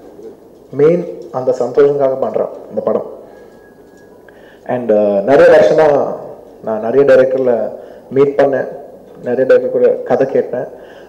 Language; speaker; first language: Tamil; non-native, local second language; Telugu